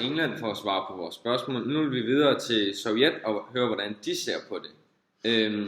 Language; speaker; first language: Danish; native; Danish